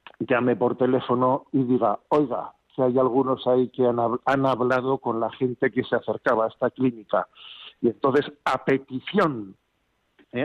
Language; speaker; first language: Spanish; native; Spanish